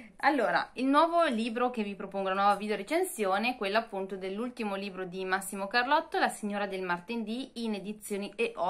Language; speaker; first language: Italian; native; Italian